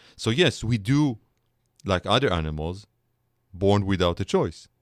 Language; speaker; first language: English; non-native, fluent; Hebrew